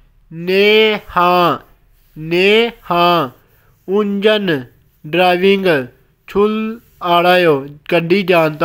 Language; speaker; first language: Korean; non-native, learner; Hindi